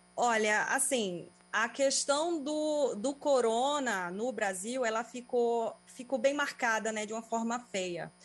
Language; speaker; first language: Portuguese; native; Portuguese